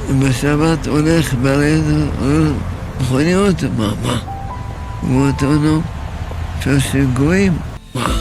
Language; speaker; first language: Hebrew; early bilingual, other home language; Arabic